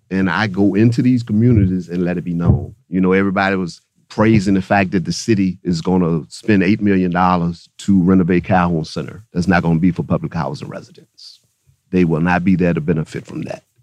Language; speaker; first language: English; native; English